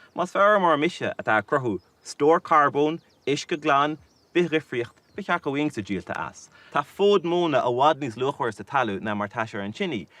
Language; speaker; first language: Irish; native; Irish